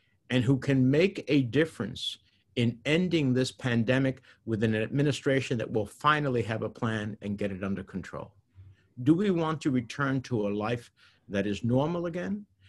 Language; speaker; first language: English; early bilingual, other home language; Spanish